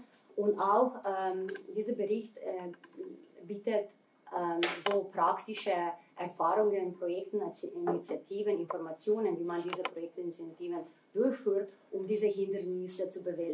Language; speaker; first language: German; non-native, fluent; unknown